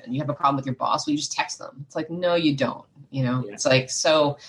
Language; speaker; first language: English; native; English